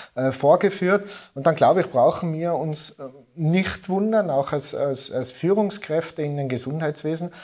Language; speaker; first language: German; native; German